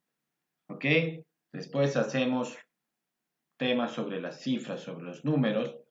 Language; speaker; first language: Spanish; non-native, fluent; English